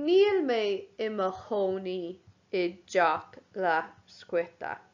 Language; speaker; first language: Irish; non-native, local second language; English